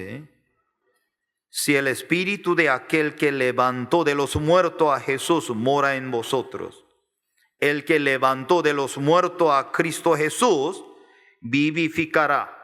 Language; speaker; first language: Spanish; non-native, learner; Korean